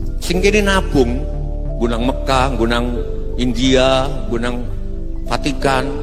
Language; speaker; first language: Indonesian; non-native, local second language; Javanese